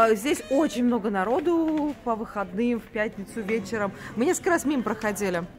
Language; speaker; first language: Russian; native; Russian